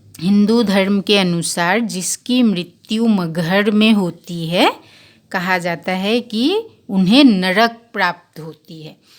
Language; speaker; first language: Hindi; non-native, local second language; Assamese